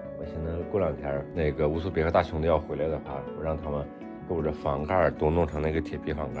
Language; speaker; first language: Chinese; native; Chinese